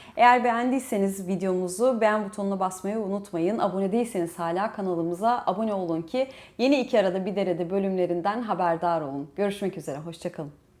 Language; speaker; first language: Turkish; native; Turkish